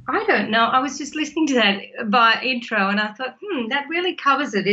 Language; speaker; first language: English; native; English